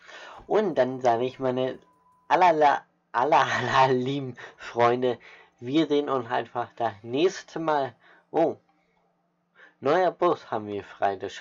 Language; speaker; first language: German; native; German